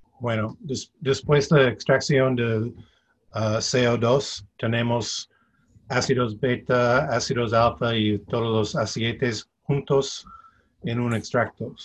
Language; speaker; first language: Spanish; non-native, fluent; English